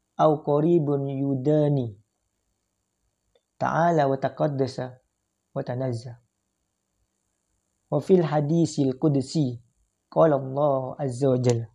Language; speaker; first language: Arabic; non-native, fluent; Indonesian